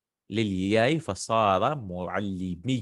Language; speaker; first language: Arabic; non-native, fluent; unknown